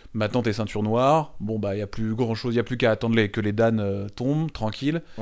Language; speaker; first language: French; native; French